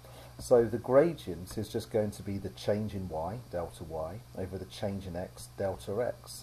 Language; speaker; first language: English; native; English